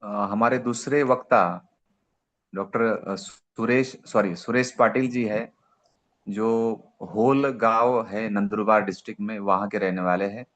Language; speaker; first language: Hindi; non-native, local second language; Marathi